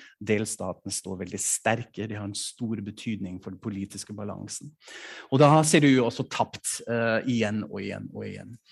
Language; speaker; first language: Norwegian; non-native, fluent; German